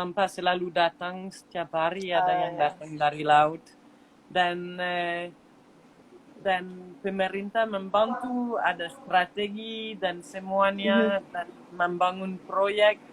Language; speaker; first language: Indonesian; non-native, fluent; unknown